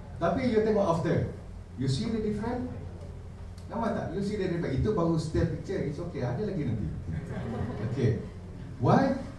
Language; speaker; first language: English; non-native, local second language; Malay